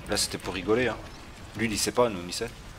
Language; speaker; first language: French; native; French